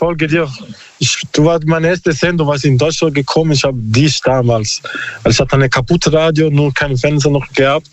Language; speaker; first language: German; non-native, learner; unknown